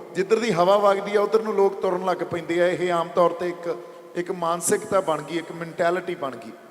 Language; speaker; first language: Punjabi; native; Punjabi